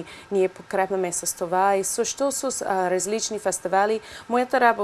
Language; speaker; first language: Bulgarian; non-native, learner; English